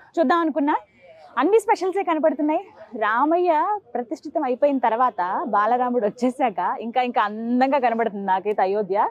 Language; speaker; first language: Telugu; native; Telugu